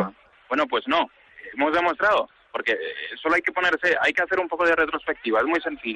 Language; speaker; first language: Spanish; native; Spanish